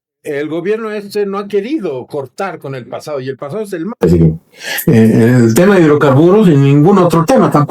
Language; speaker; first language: Spanish; native; Spanish